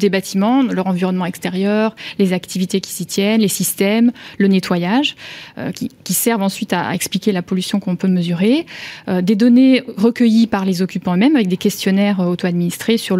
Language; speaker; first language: French; native; French